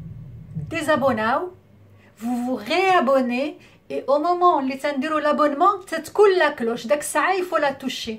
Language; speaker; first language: Arabic; native; Arabic